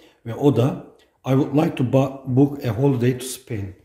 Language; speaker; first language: English; non-native, fluent; Turkish